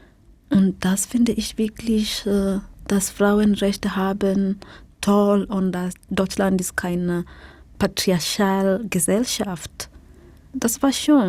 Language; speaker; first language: German; non-native, learner; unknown